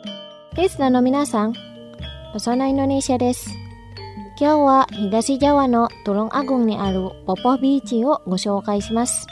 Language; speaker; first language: Japanese; non-native, fluent; Indonesian